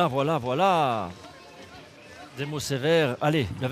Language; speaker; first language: French; native; French